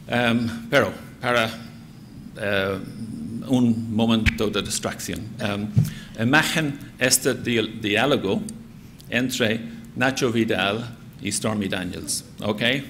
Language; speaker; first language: Spanish; non-native, fluent; English